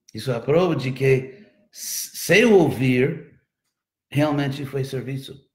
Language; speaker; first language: Portuguese; non-native, fluent; English